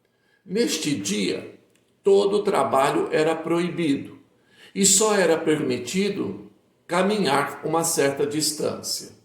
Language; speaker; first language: Portuguese; native; Portuguese